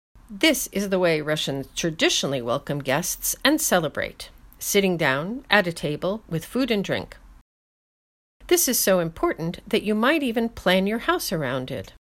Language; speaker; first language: English; native; English